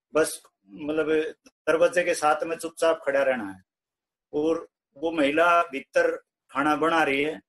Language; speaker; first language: Hindi; native; Hindi